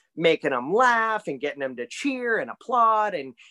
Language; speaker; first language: English; native; English